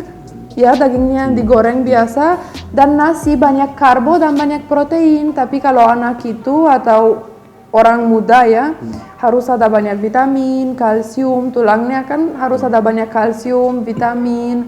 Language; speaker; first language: Indonesian; non-native, fluent; Romanian